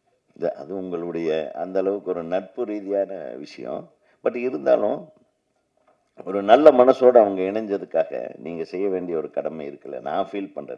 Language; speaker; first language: Tamil; native; Tamil